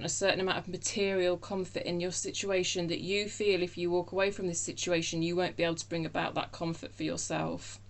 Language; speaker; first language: English; native; English